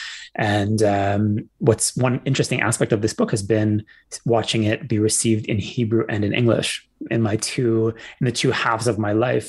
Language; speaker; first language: English; native; English